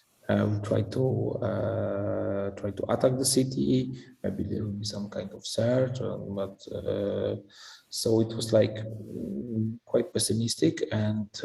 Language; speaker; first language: English; non-native, fluent; Polish